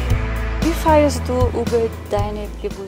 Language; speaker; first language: German; non-native, fluent; Portuguese